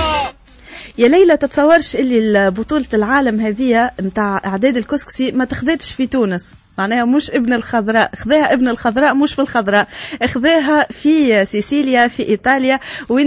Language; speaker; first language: Arabic; native; Arabic